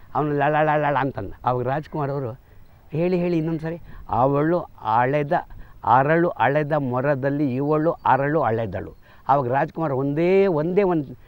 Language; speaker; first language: Kannada; native; Kannada